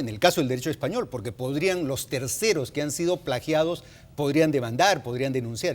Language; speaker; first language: Spanish; native; Spanish